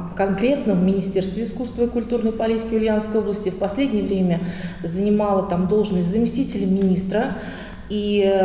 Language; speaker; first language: Russian; native; Russian